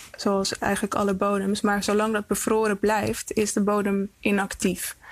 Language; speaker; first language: Dutch; early bilingual, other home language; Icelandic